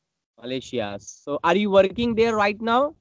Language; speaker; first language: English; non-native, learner; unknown